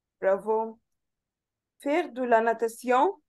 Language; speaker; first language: French; non-native, fluent; Arabic